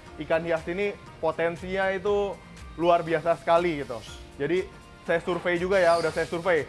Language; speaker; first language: Indonesian; native; Indonesian